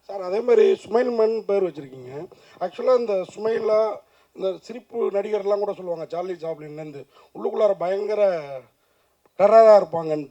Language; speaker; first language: Tamil; native; Tamil